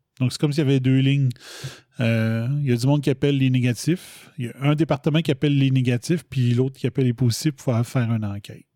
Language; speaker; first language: French; native; French